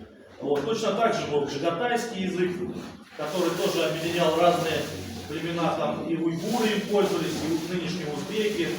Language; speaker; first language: Russian; native; Russian